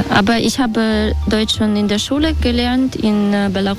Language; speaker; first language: German; non-native, fluent; Russian